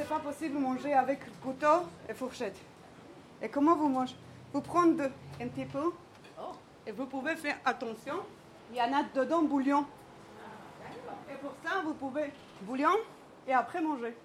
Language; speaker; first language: French; non-native, learner; Georgian